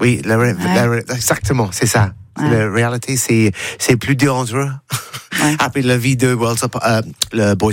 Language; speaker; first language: French; non-native, learner; English